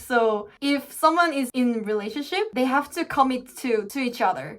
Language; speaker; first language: English; non-native, fluent; Korean